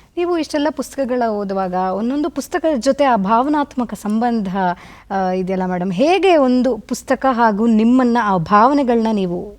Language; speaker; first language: Kannada; native; Kannada